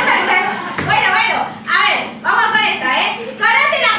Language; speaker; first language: Spanish; native; Spanish